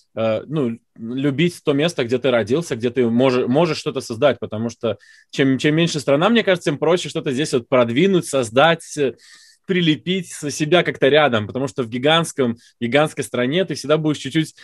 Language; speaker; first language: Russian; native; Russian